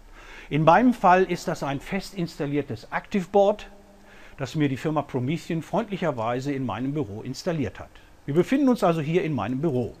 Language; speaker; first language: German; native; German